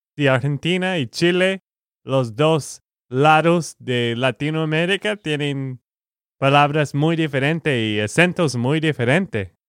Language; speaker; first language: Spanish; non-native, learner; English